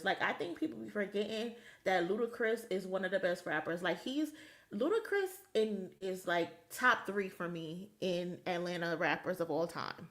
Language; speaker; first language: English; native; English